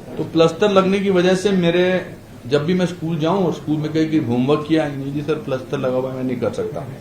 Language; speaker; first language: Hindi; native; Hindi